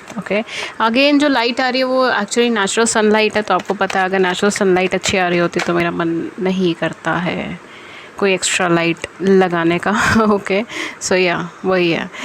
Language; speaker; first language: Hindi; native; Hindi